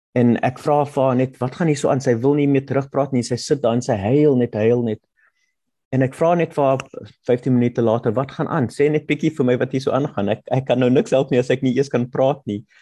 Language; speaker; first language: Afrikaans; non-native, local second language; German